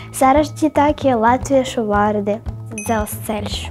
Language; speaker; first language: Latvian; non-native, learner; Ukrainian